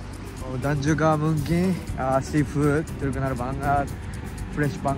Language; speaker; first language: Indonesian; non-native, fluent; Japanese